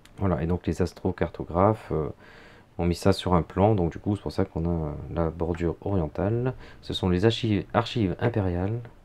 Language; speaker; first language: French; native; French